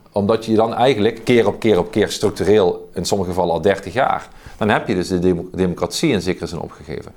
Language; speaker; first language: Dutch; native; Dutch